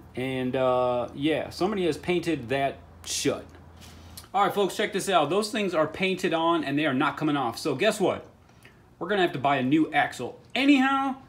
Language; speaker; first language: English; native; English